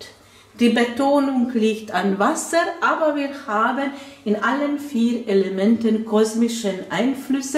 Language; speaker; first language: German; non-native, fluent; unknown